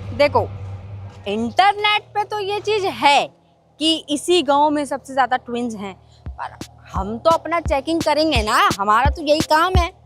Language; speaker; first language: Hindi; native; Hindi